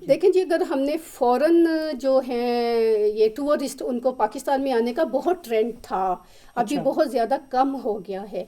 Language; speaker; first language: Urdu; native; Urdu